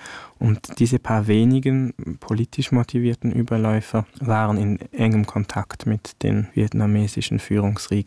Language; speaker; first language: German; early bilingual, other home language; Vietnamese